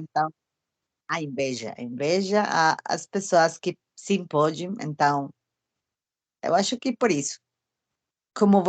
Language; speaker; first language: Portuguese; non-native, fluent; Spanish